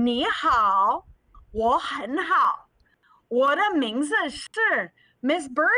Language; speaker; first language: Chinese; non-native, learner; English